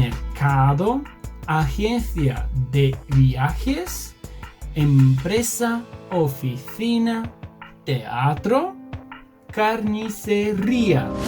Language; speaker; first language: Spanish; non-native, fluent; English